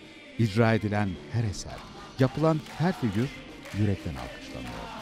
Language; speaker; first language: Turkish; native; Turkish